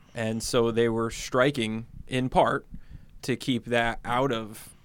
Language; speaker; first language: English; native; English